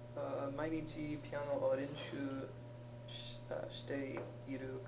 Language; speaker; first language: Japanese; non-native, learner; English